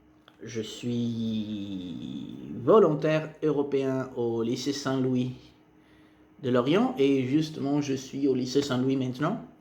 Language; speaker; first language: French; non-native, fluent; Italian